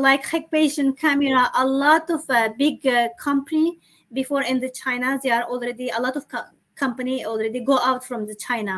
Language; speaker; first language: English; non-native, learner; Chinese